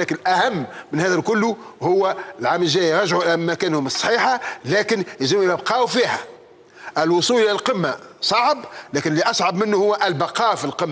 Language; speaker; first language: Arabic; native; Arabic